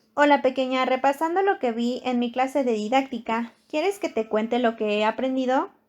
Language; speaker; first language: Spanish; native; Spanish